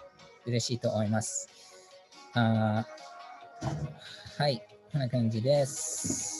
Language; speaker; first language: Japanese; non-native, fluent; English